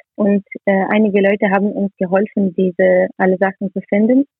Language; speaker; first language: German; non-native, learner; Ukrainian